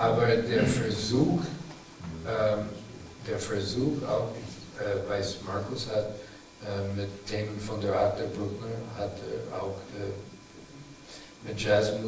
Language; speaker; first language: German; non-native, fluent; English